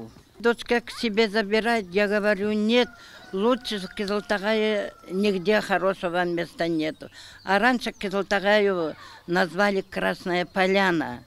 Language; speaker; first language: Russian; non-native, local second language; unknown